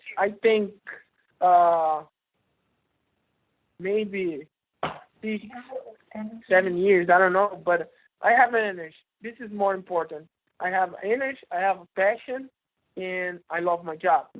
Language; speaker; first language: English; non-native, learner; Portuguese